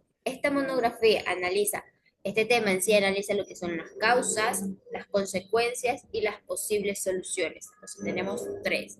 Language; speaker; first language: Spanish; native; Spanish